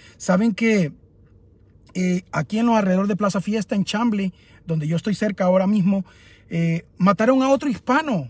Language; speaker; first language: Spanish; native; Spanish